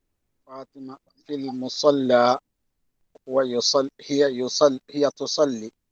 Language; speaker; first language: Arabic; non-native, learner; Divehi